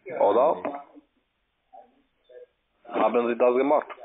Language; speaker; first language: German; non-native, learner; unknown